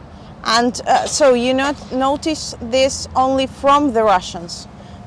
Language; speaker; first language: English; non-native, fluent; Spanish